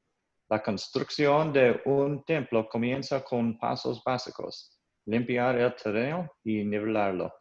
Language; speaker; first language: Spanish; non-native, learner; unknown